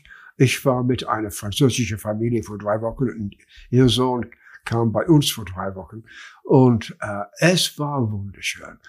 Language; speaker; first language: German; non-native, learner; English